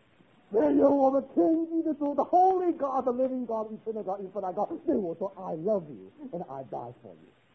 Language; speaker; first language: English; non-native, fluent; Chinese